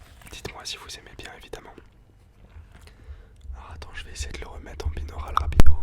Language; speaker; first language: French; native; French